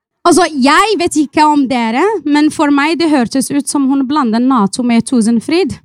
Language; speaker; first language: Norwegian; non-native, fluent; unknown